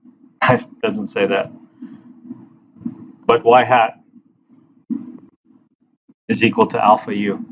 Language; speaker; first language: English; native; English